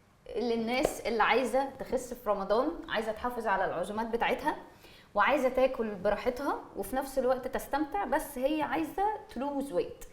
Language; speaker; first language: Arabic; native; Arabic